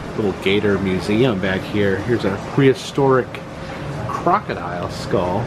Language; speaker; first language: English; native; English